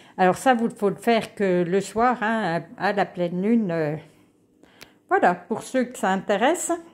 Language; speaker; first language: French; native; French